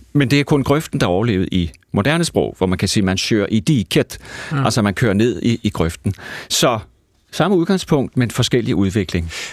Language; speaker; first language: Danish; native; Danish